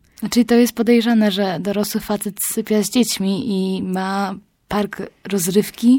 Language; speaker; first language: Polish; native; Polish